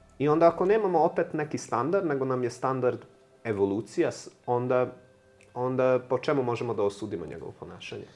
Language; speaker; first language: Serbian; non-native, local second language; Hungarian